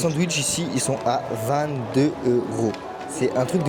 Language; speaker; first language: French; native; French